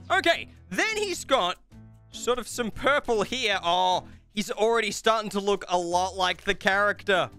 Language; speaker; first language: English; native; English